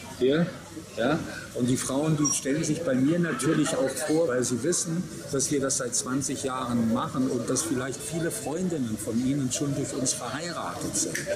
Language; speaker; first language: German; native; German